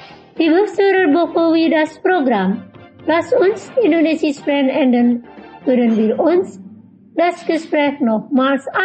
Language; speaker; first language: German; non-native, fluent; Indonesian